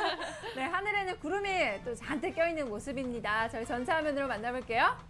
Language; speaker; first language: Korean; native; Korean